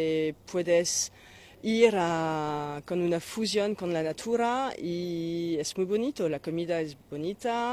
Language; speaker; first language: Spanish; non-native, fluent; French